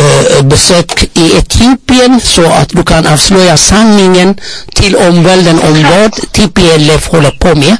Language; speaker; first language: Swedish; non-native, fluent; Amharic